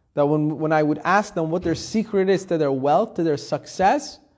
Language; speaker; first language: English; early bilingual, heritage; Persian